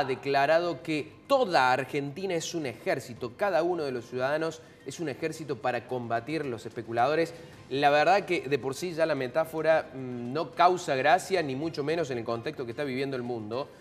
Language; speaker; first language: Spanish; native; Spanish